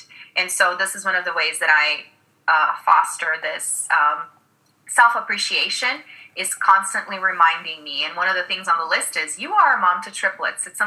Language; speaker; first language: English; non-native, fluent; Portuguese